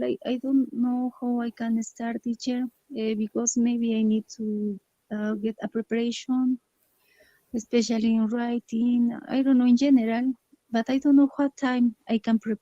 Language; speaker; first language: English; non-native, learner; Spanish